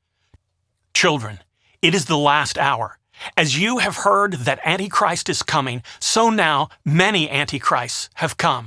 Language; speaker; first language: English; native; English